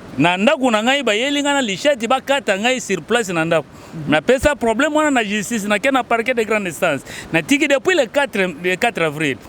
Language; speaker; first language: Lingala; non-native, local second language; Kongo